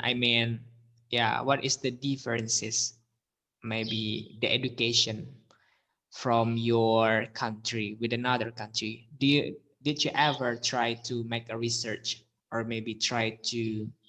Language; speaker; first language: English; non-native, fluent; Indonesian